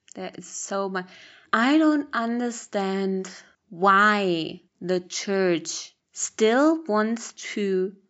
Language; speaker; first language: English; non-native, fluent; German